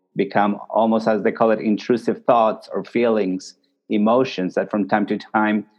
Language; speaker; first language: English; early bilingual, other home language; Spanish